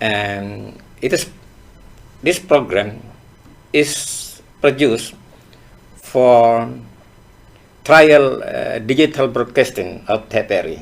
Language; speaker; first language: English; non-native, fluent; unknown